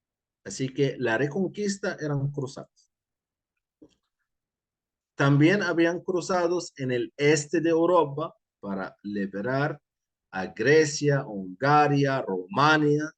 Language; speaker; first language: Spanish; non-native, fluent; Arabic